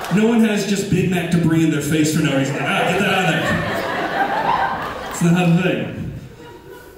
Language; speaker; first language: English; native; English